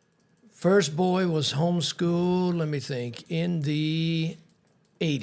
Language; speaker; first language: English; native; English